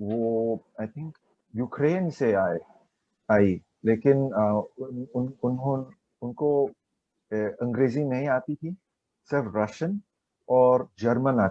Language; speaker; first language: Hindi; non-native, learner; Chinese